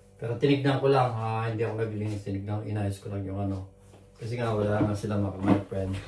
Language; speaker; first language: Filipino; native; Filipino